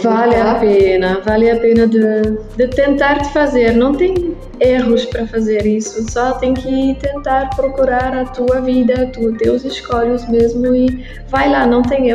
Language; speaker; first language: Portuguese; non-native, learner; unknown